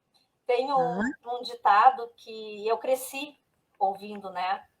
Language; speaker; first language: Portuguese; native; Portuguese